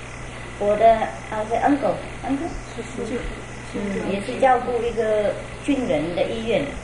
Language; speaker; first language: Chinese; non-native, fluent; Vietnamese